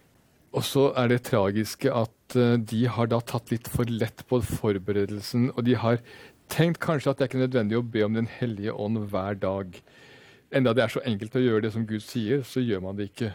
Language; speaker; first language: Norwegian; native; Norwegian